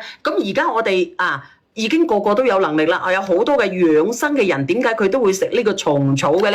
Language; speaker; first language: Cantonese; native; Cantonese